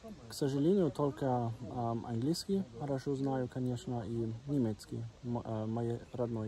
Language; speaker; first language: Russian; non-native, learner; German